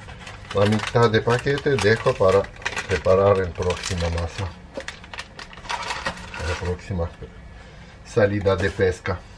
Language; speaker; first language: Spanish; non-native, fluent; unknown